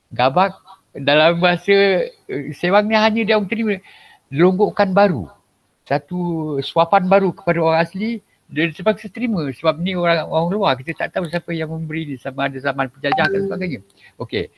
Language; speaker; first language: Malay; non-native, local second language; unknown